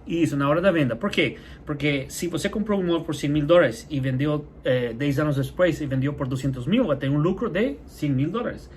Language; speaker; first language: Portuguese; non-native, fluent; English